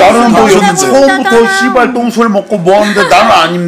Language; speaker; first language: Korean; native; Korean